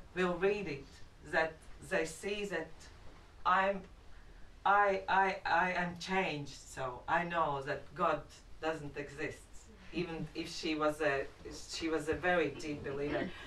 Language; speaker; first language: English; non-native, fluent; Latvian